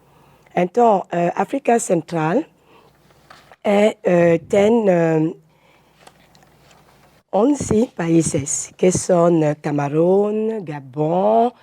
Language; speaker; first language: Portuguese; non-native, learner; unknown